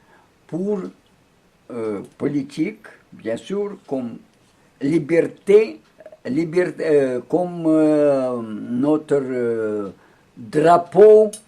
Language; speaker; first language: French; non-native, learner; Russian